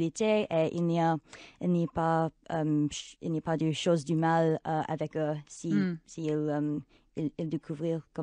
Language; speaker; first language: French; non-native, local second language; English